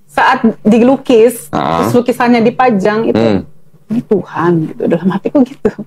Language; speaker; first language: Indonesian; native; Indonesian